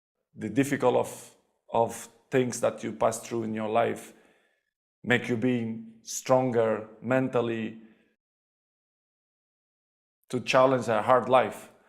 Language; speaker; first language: English; non-native, fluent; Portuguese